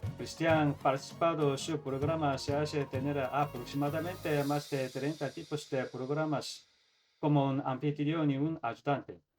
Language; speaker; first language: Spanish; non-native, learner; Korean